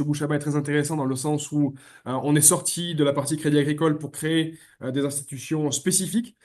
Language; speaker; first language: French; native; French